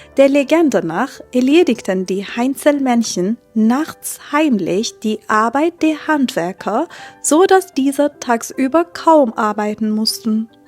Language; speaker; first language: German; non-native, fluent; Persian